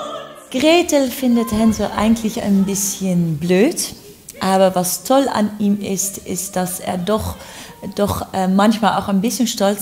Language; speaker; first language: German; non-native, fluent; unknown